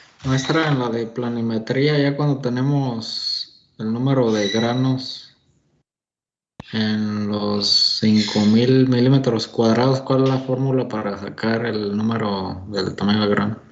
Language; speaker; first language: Spanish; native; Spanish